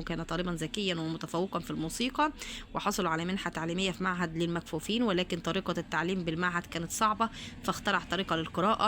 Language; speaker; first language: Arabic; native; Arabic